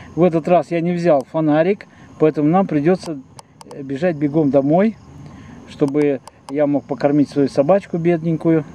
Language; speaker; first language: Russian; native; Russian